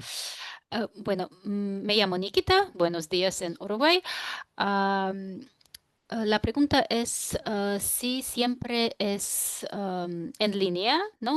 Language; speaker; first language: Spanish; non-native, fluent; Russian